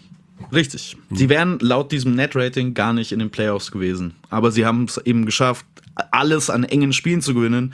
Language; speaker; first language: German; native; German